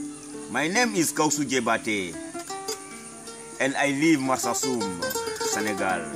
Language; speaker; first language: English; non-native, learner; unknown